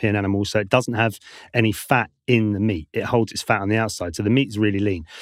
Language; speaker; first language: English; native; English